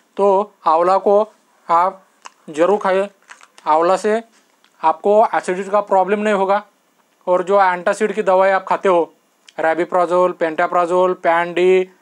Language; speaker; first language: Hindi; non-native, local second language; Marathi